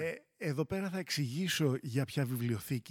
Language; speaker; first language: Greek; native; Greek